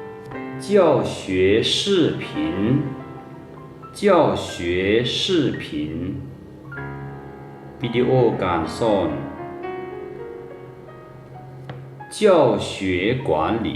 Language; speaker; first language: Chinese; non-native, fluent; Lao